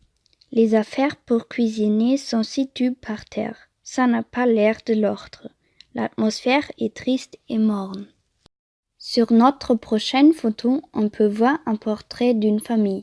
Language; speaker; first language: French; non-native, learner; German